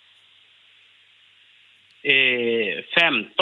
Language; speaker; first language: Swedish; non-native, learner; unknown